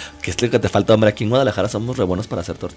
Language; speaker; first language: Spanish; native; Spanish